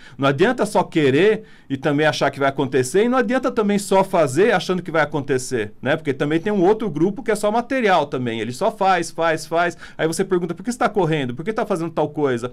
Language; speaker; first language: Portuguese; non-native, fluent; Italian